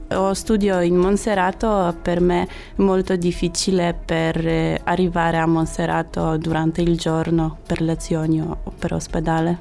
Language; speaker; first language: Italian; non-native, learner; Polish